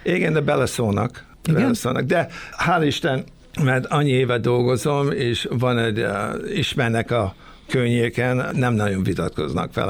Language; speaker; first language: Hungarian; early bilingual, other home language; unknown